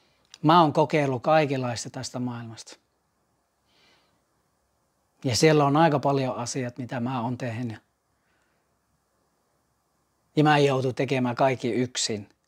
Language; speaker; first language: Finnish; non-native, fluent; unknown